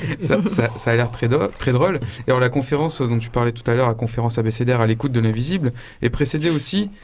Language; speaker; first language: French; native; French